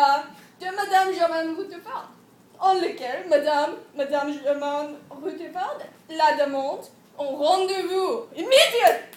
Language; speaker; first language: French; non-native, learner; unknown